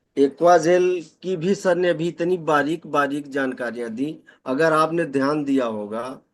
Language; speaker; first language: Hindi; native; Hindi